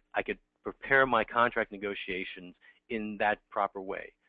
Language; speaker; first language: English; native; English